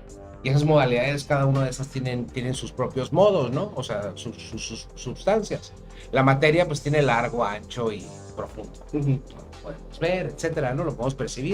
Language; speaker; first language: Spanish; native; Spanish